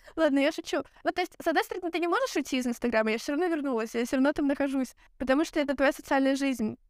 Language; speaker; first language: Russian; native; Russian